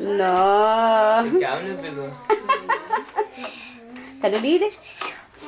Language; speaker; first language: Danish; non-native, learner; Filipino